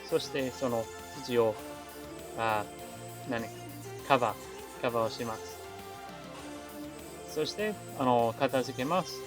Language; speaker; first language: Japanese; non-native, learner; English